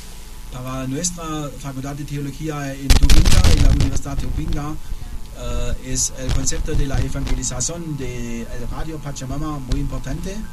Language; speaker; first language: Spanish; non-native, learner; German